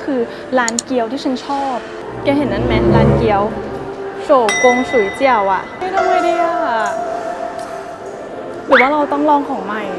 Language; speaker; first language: Thai; native; Thai